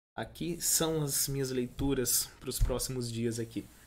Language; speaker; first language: Portuguese; native; Portuguese